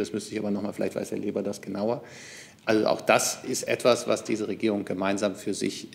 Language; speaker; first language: German; native; German